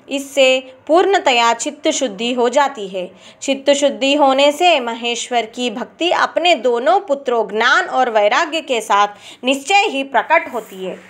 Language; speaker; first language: Hindi; non-native, local second language; Telugu